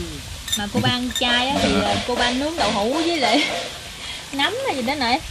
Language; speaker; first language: Vietnamese; native; Vietnamese